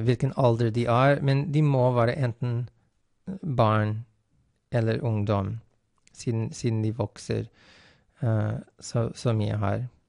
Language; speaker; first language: Norwegian; non-native, fluent; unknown